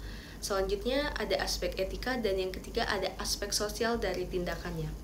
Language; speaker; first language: Indonesian; native; Indonesian